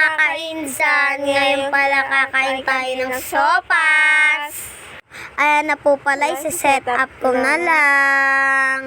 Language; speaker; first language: Filipino; native; Filipino